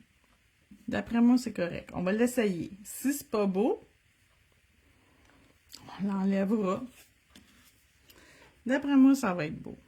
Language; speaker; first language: French; native; French